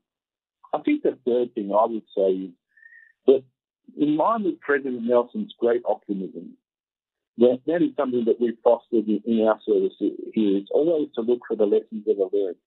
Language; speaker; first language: English; native; English